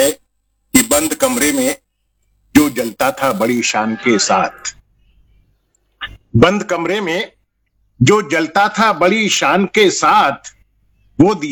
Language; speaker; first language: Hindi; native; Hindi